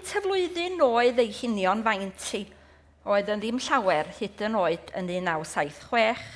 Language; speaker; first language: Welsh; native; Welsh